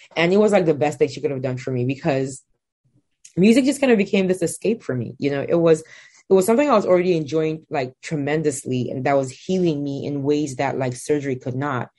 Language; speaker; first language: English; non-native, local second language; Igbo